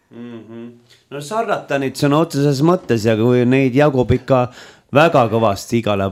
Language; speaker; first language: Estonian; native; Estonian